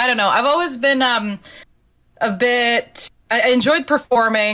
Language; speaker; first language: English; non-native, fluent; Slovenian